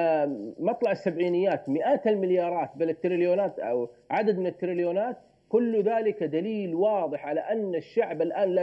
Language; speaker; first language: Arabic; native; Arabic